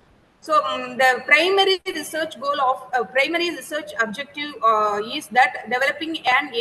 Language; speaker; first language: English; non-native, local second language; Tamil